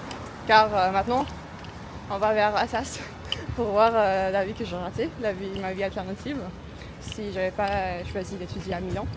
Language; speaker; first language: French; non-native, fluent; Turkish